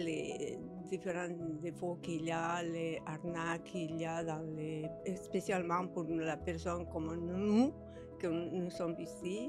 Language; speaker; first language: French; early bilingual, other home language; Spanish